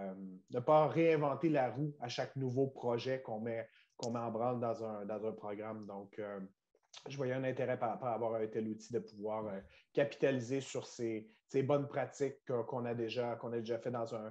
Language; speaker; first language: French; native; French